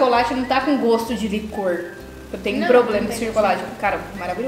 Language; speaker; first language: Portuguese; native; Portuguese